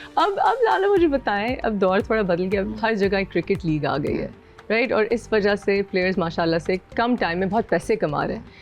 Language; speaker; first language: Urdu; native; Urdu